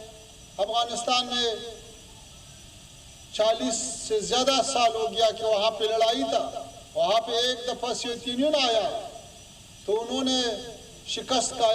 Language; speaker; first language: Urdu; non-native, fluent; Pashto